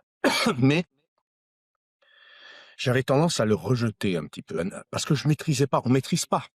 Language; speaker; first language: French; native; French